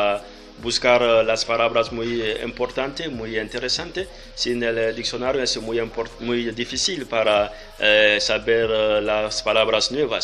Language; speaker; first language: Spanish; non-native, learner; French